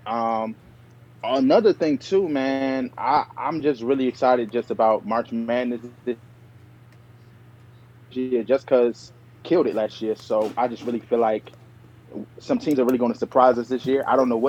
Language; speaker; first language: English; native; English